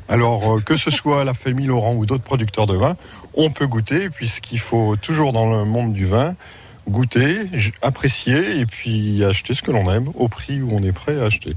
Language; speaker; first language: French; native; French